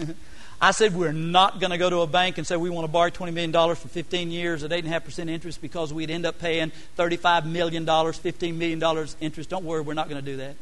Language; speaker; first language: English; native; English